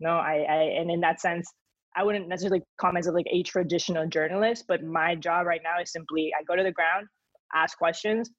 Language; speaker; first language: English; non-native, fluent; Spanish